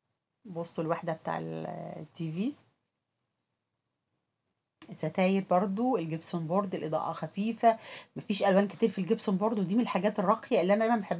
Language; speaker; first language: Arabic; native; Arabic